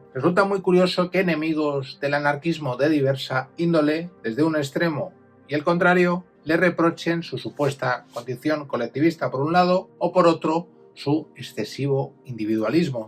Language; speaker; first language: Spanish; native; Spanish